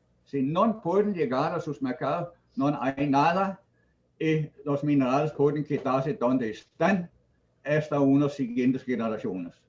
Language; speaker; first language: Spanish; non-native, fluent; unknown